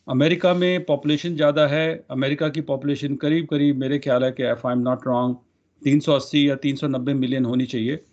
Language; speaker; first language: Hindi; native; Hindi